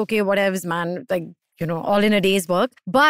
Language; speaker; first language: English; non-native, local second language; Hindi